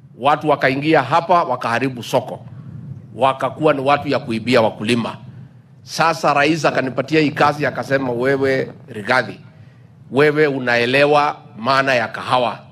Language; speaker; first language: Swahili; non-native, local second language; Kikuyu